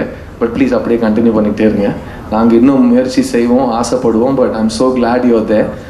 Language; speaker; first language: Tamil; native; Tamil